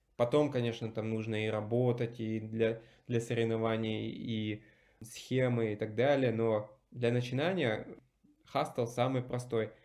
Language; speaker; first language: Russian; native; Russian